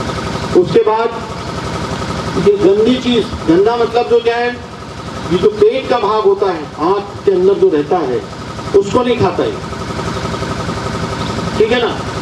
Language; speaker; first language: Hindi; native; Hindi